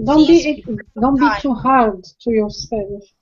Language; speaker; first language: English; non-native, learner; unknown